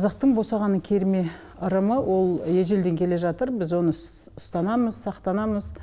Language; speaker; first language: Kazakh; native; Kazakh